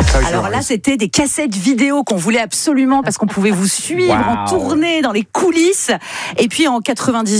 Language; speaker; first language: French; native; French